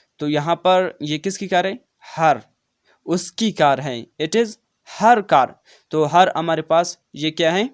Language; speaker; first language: Urdu; non-native, local second language; Brahui